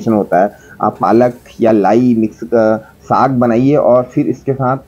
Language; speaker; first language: Hindi; non-native, local second language; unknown